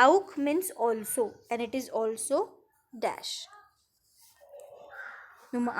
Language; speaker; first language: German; non-native, fluent; Marathi